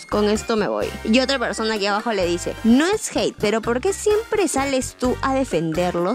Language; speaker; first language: Spanish; native; Spanish